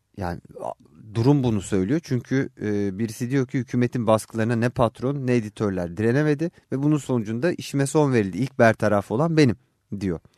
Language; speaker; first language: Turkish; native; Turkish